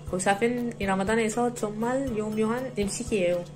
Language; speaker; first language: Korean; non-native, learner; Arabic